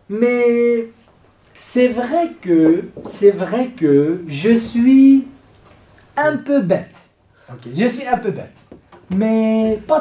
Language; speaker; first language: French; non-native, fluent; Kurdish